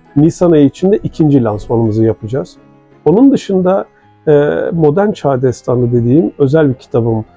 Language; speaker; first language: Turkish; non-native, local second language; Kurdish